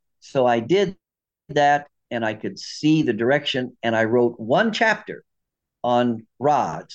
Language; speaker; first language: English; native; English